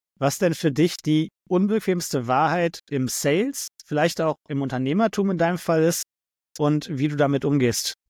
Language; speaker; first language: German; native; German